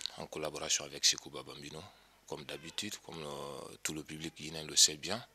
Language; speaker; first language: French; non-native, local second language; Mandingo